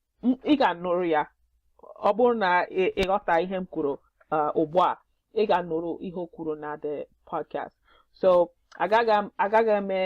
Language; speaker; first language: Igbo; non-native, learner; English